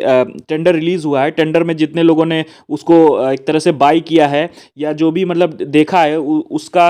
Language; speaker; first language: Hindi; native; Hindi